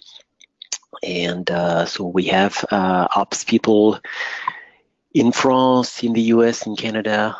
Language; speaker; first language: English; non-native, fluent; French